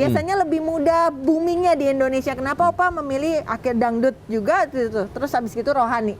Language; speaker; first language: Indonesian; native; Indonesian